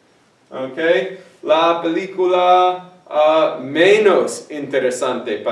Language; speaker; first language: Spanish; non-native, fluent; English